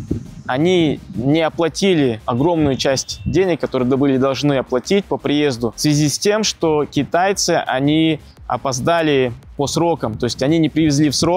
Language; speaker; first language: Russian; native; Russian